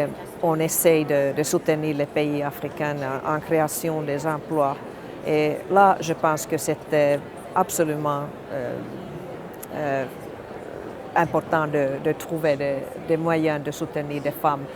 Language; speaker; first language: French; non-native, fluent; Finnish